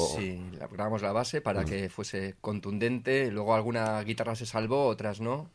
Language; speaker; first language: Spanish; native; Spanish